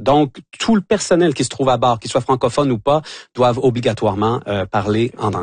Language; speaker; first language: French; native; French